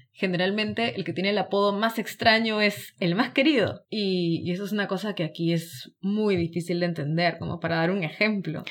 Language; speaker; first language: Spanish; native; Spanish